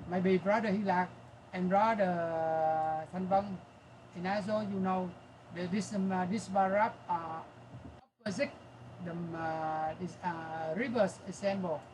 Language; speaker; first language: English; non-native, learner; Vietnamese